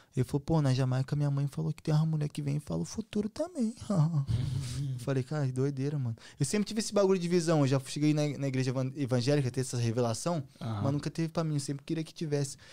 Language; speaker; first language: Portuguese; native; Portuguese